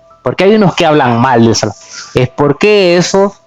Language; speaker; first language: Spanish; native; Spanish